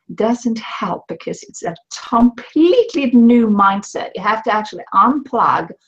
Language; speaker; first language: English; non-native, fluent; Swedish